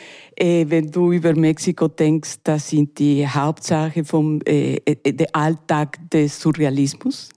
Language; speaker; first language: German; non-native, learner; Spanish